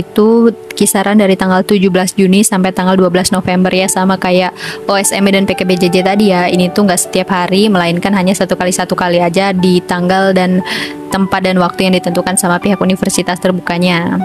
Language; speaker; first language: Indonesian; native; Indonesian